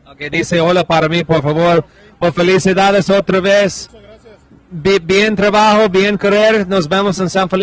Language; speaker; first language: Spanish; non-native, learner; English